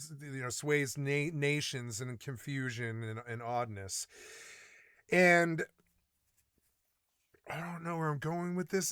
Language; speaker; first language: English; native; English